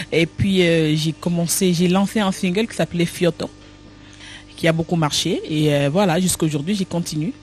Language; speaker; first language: French; non-native, local second language; Lingala